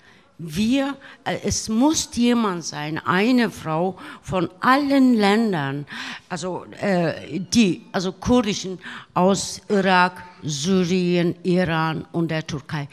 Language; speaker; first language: German; non-native, fluent; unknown